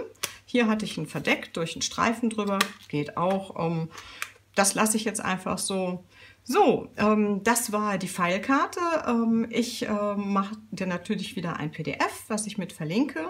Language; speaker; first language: German; native; German